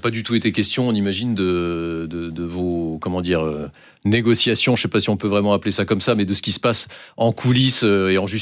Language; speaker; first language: French; native; French